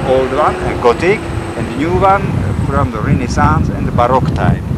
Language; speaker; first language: English; non-native, fluent; Czech